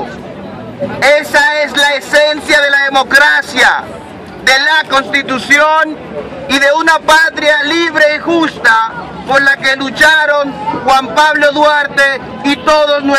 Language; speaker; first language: Spanish; native; Spanish